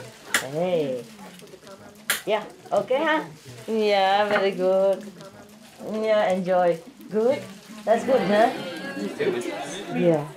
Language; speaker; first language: English; non-native, fluent; Vietnamese